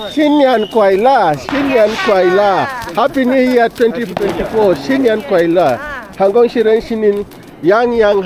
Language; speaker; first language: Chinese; non-native, learner; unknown